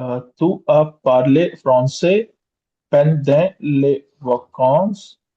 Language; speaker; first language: French; non-native, learner; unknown